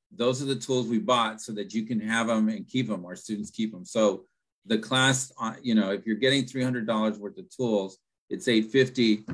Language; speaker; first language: English; early bilingual, other home language; Spanish